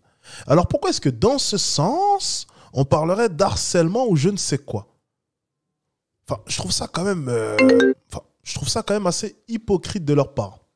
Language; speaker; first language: French; native; French